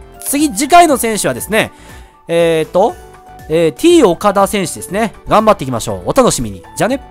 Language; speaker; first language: Japanese; native; Japanese